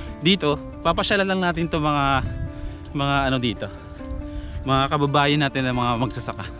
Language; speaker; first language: Filipino; non-native, local second language; Aklanon